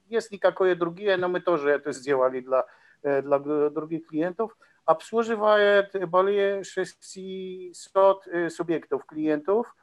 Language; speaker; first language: Russian; non-native, learner; Polish